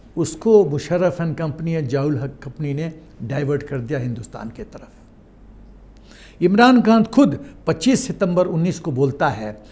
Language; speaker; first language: Hindi; native; Hindi